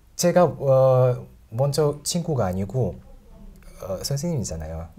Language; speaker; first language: Korean; non-native, learner; Russian